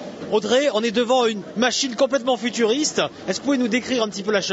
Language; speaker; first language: French; native; French